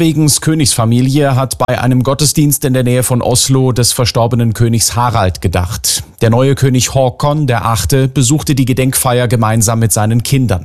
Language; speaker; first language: German; native; German